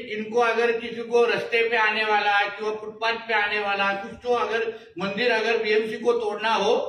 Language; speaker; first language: Hindi; non-native, local second language; Marathi